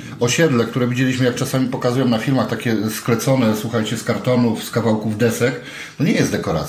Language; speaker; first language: Polish; native; Polish